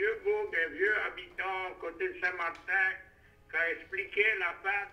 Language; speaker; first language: French; native; French